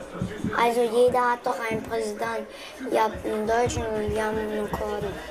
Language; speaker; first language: German; early bilingual, other home language; Kurdish